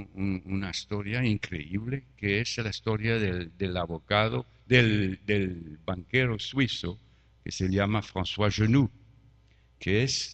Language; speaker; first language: Spanish; non-native, fluent; French